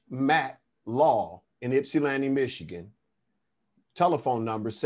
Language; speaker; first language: English; native; English